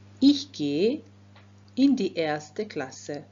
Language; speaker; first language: German; non-native, fluent; Croatian